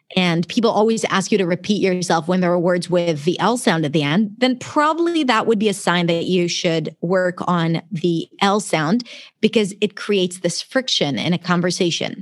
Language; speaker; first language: English; non-native, fluent; Hebrew